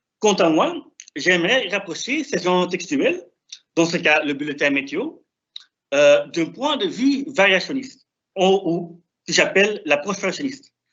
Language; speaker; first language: French; non-native, fluent; German